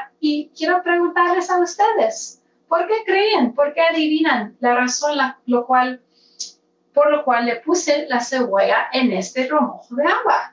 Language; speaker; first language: Spanish; early bilingual, heritage; Spanish